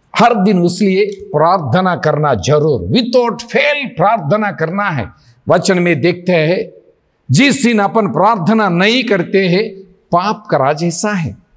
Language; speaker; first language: Hindi; non-native, local second language; Telugu